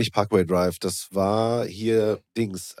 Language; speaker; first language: German; native; German